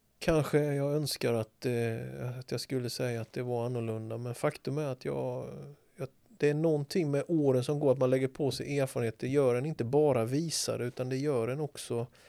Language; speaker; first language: Swedish; native; Swedish